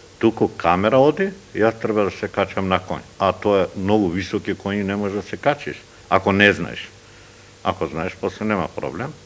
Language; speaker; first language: Macedonian; non-native, local second language; Turkish